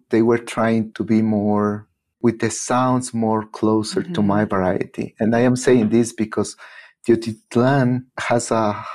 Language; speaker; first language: English; non-native, fluent; Spanish